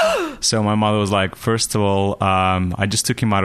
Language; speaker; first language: English; non-native, fluent; Russian